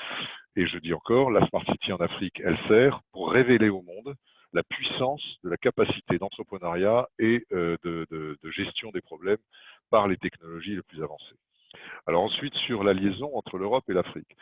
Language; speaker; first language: French; native; French